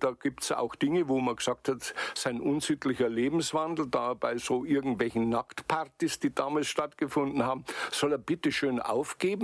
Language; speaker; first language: German; native; German